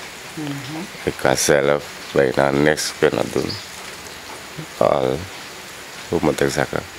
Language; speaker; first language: Dutch; non-native, local second language; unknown